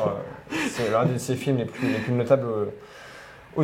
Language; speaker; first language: French; native; French